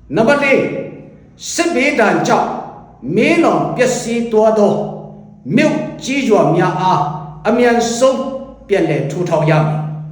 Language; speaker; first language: Burmese; non-native, local second language; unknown